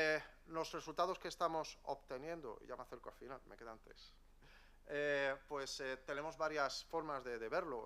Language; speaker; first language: Spanish; native; Spanish